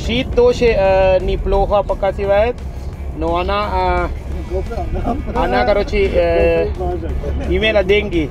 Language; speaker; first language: Russian; non-native, learner; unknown